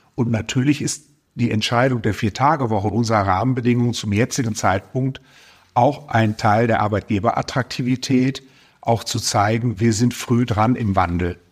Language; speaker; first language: German; native; German